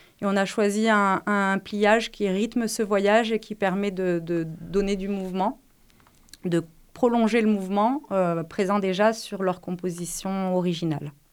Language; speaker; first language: French; native; French